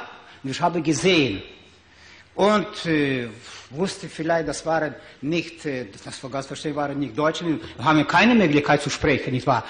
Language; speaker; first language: German; non-native, learner; Ukrainian